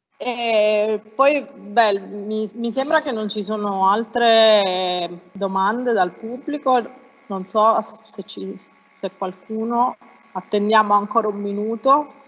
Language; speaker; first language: Italian; native; Italian